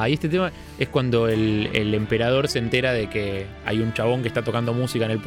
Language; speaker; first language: Spanish; native; Spanish